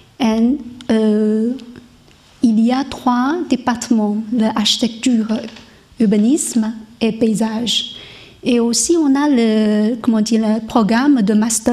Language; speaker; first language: French; non-native, learner; Chinese